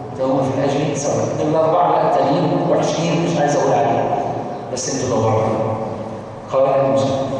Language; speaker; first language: Arabic; native; Arabic